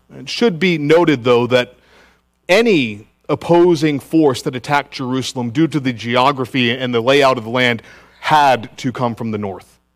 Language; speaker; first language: English; native; English